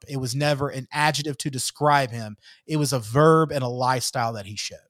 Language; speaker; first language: English; native; English